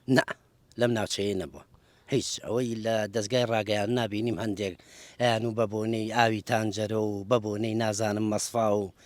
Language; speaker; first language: Central Kurdish; native; Central Kurdish